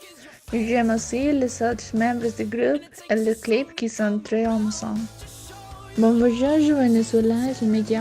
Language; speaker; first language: French; non-native, learner; Spanish